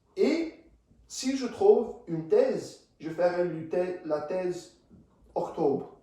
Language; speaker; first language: French; non-native, fluent; English